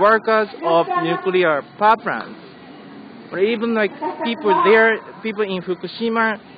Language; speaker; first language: English; non-native, learner; Japanese